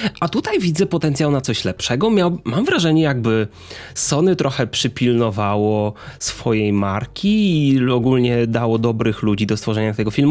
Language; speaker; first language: Polish; native; Polish